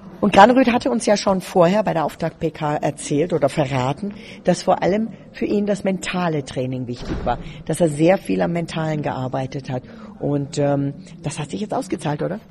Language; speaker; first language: German; native; German